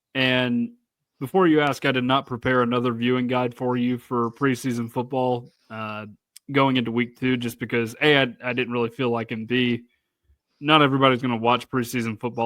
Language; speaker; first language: English; native; English